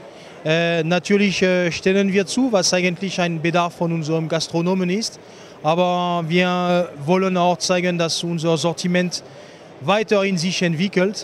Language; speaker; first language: German; non-native, fluent; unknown